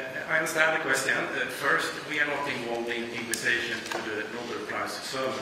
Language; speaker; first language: English; non-native, fluent; Swedish